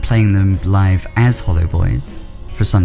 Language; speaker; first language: English; native; English